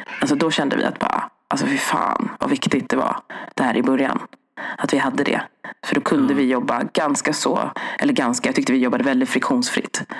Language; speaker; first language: Swedish; early bilingual, other home language; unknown